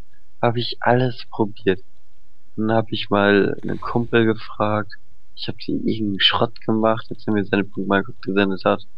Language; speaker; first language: German; native; German